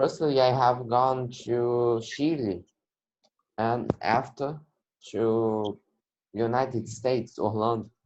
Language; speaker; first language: English; non-native, learner; Portuguese